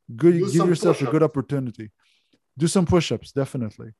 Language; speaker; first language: English; non-native, fluent; Hebrew